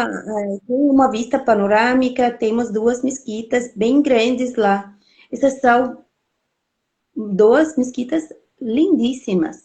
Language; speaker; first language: Portuguese; non-native, fluent; Arabic